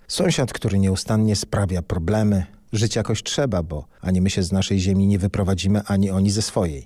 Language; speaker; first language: Polish; native; Polish